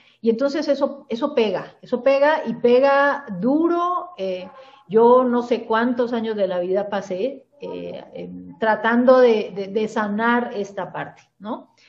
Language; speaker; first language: Spanish; native; Spanish